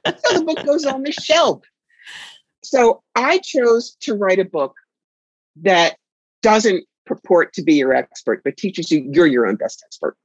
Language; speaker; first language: English; native; English